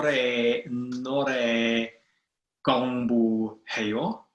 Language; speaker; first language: Korean; non-native, learner; English